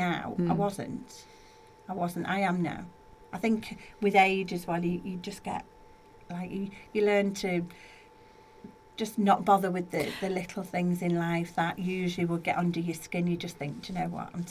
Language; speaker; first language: English; native; English